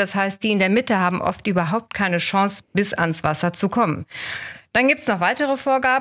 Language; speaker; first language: German; native; German